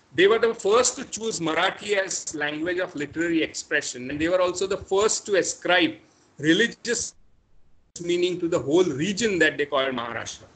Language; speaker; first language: English; non-native, local second language; Marathi